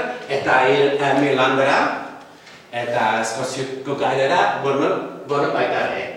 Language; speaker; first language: Basque; non-native, fluent; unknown